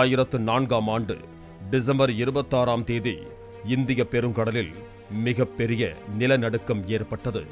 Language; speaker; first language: Tamil; native; Tamil